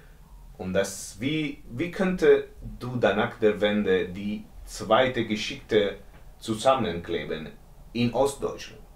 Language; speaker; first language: German; non-native, learner; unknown